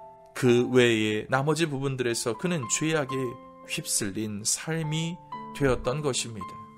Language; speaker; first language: Korean; native; Korean